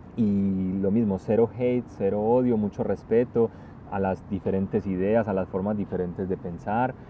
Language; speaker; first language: Spanish; native; Spanish